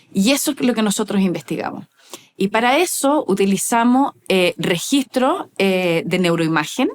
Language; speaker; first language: Spanish; native; Spanish